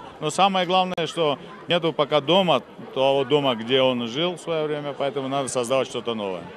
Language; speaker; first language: Russian; non-native, fluent; Georgian